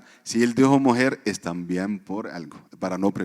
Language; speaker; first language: Spanish; non-native, fluent; Arabic